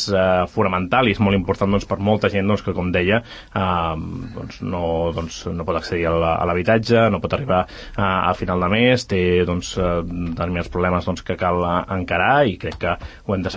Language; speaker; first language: Catalan; native; Catalan